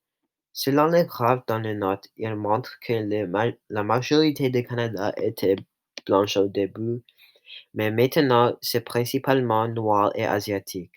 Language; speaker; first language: French; non-native, local second language; English